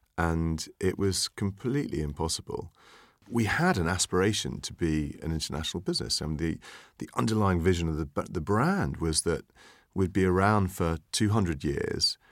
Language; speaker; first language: English; native; English